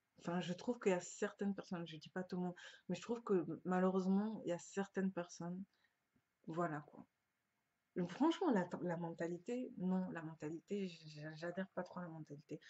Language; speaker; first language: French; early bilingual, other home language; Lingala